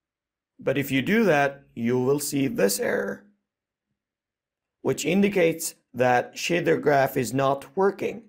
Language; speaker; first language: English; non-native, fluent; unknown